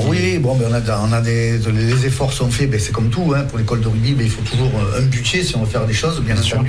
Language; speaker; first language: French; native; French